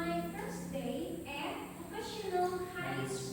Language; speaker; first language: English; non-native, fluent; Indonesian